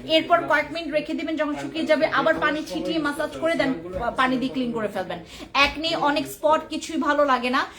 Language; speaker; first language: Bangla; native; Bangla